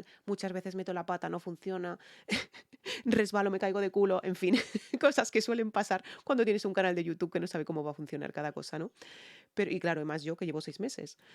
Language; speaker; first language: Spanish; native; Spanish